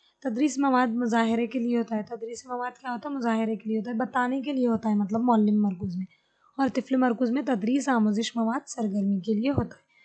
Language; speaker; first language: Urdu; native; Urdu